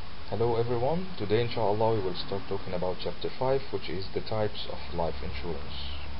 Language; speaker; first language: English; non-native, fluent; Arabic